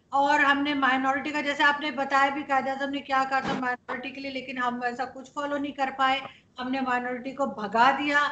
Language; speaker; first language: Urdu; native; Urdu